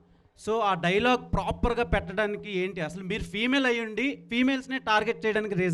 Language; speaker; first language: Telugu; native; Telugu